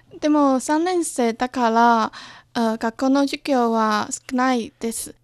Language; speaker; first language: Japanese; non-native, learner; Chinese